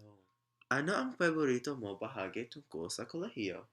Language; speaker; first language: Filipino; non-native, learner; English